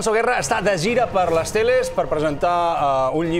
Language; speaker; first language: Catalan; native; Catalan